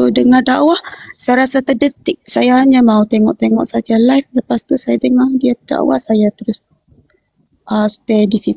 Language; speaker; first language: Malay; non-native, local second language; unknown